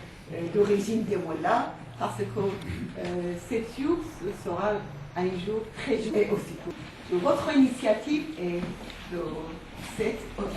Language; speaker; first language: French; non-native, fluent; Persian